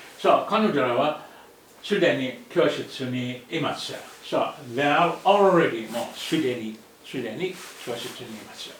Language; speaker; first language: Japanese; non-native, fluent; Arabic